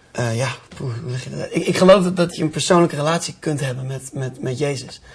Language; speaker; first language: Dutch; native; Dutch